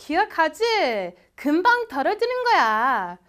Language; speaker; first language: Korean; non-native, fluent; English